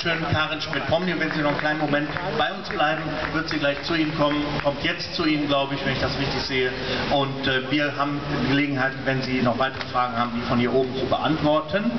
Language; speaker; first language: German; native; German